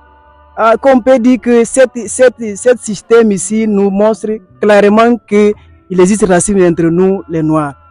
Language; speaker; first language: French; non-native, learner; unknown